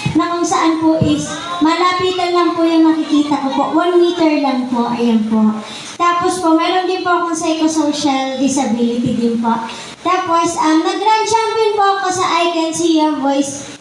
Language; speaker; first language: Filipino; native; Filipino